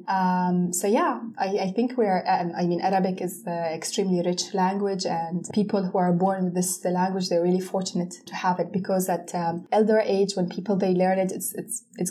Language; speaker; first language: English; non-native, fluent; Arabic